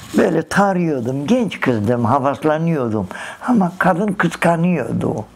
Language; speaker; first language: Turkish; early bilingual, other home language; Kurdish